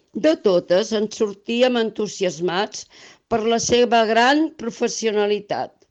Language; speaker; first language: Catalan; native; Catalan